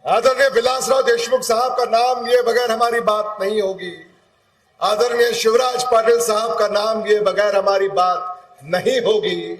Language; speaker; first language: Hindi; non-native, local second language; Marathi